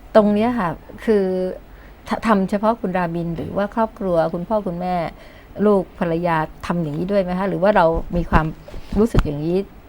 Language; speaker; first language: Thai; native; Thai